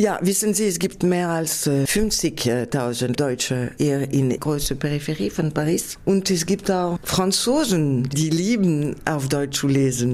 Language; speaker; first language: German; non-native, fluent; French